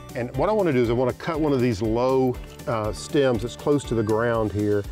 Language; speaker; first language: English; native; English